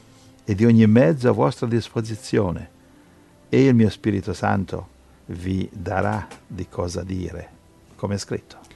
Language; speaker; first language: Italian; native; Italian